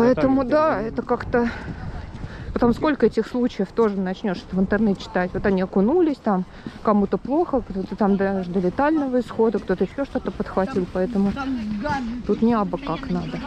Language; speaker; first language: Russian; native; Russian